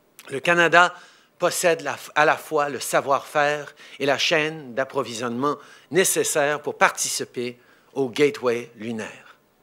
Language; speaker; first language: French; early bilingual, heritage; French